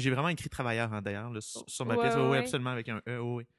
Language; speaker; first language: French; native; French